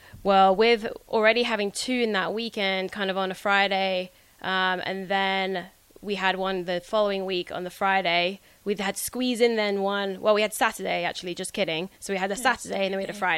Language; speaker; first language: English; native; English